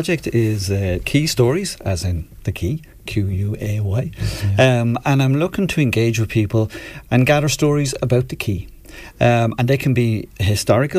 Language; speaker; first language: English; native; English